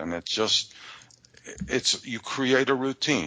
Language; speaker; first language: English; native; English